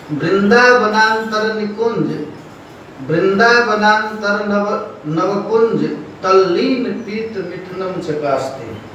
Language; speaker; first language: Hindi; non-native, local second language; Bangla